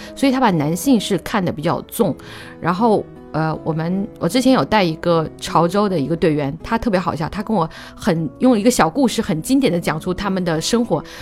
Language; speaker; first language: Chinese; native; Chinese